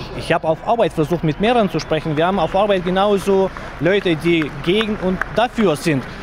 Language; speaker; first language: German; native; German